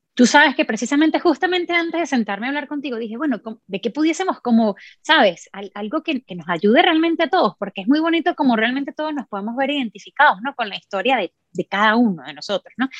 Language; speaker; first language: Spanish; native; Spanish